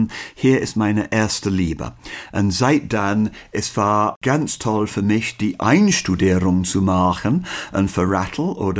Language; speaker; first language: German; non-native, fluent; English